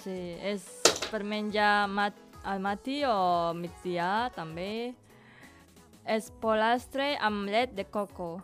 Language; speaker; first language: Catalan; non-native, learner; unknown